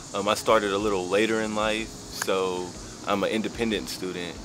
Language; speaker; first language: English; native; English